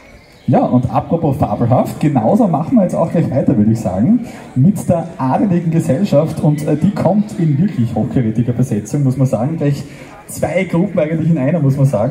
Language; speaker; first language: German; native; German